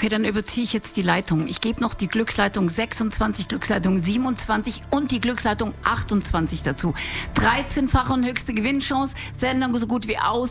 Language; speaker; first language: German; native; German